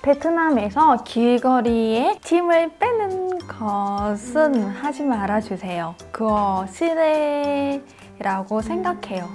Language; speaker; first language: Korean; non-native, learner; Vietnamese